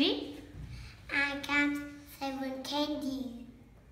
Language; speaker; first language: English; non-native, learner; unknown